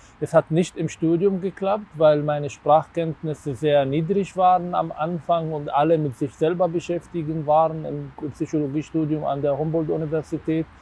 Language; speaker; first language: German; non-native, fluent; Arabic